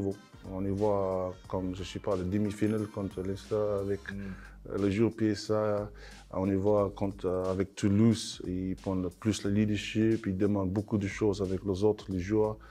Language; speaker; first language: French; non-native, learner; English